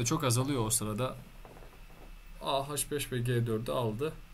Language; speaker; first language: Turkish; native; Turkish